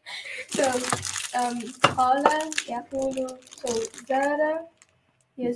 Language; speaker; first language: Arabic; non-native, learner; English